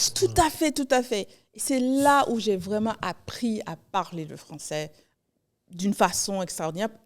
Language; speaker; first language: French; early bilingual, heritage; Haitian Creole